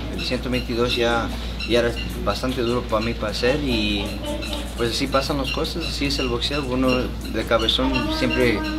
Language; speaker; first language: Spanish; early bilingual, heritage; Spanish